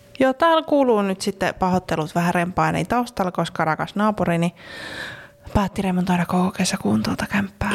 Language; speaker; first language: Finnish; native; Finnish